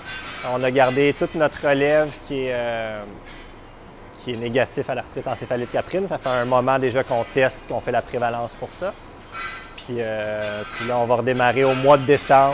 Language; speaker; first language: French; native; French